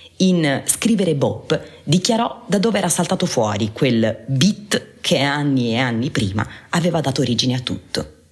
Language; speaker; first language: Italian; native; Italian